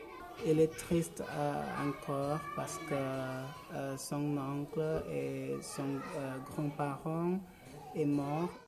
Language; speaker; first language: French; non-native, learner; Indonesian